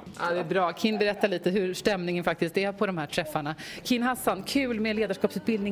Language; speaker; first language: Swedish; native; Swedish